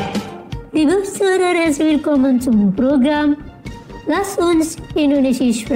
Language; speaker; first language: German; non-native, fluent; Indonesian